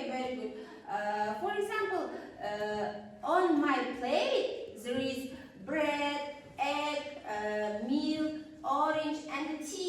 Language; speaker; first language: English; non-native, learner; Kazakh